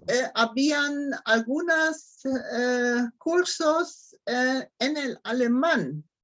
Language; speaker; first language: Spanish; non-native, learner; German